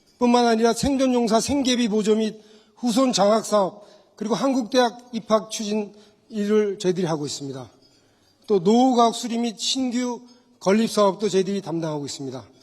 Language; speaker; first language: Korean; native; Korean